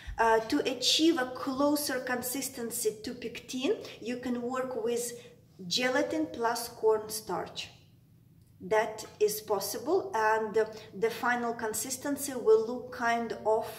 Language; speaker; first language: English; non-native, fluent; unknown